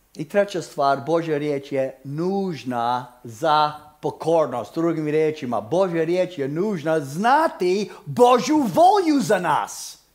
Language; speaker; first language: Croatian; early bilingual, heritage; Croatian